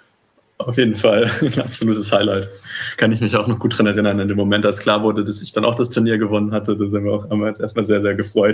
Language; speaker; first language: German; native; German